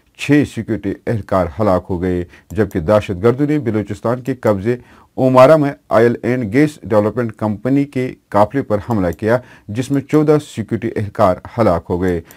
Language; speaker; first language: Urdu; non-native, local second language; Kashmiri